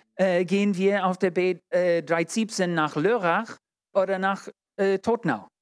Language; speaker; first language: German; non-native, learner; English